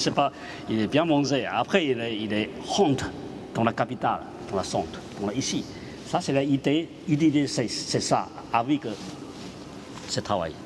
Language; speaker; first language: French; non-native, learner; Chinese